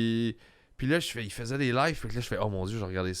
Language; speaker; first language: French; native; French